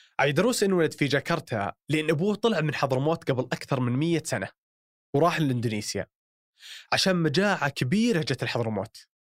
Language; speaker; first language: Arabic; native; Arabic